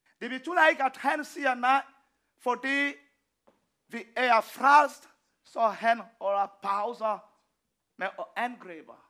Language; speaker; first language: Danish; non-native, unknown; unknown